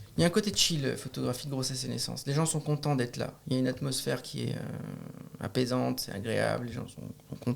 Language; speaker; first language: French; native; French